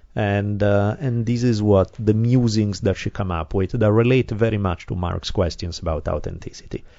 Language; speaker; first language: English; non-native, fluent; Italian